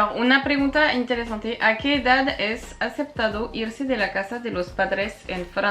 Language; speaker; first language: Spanish; non-native, fluent; French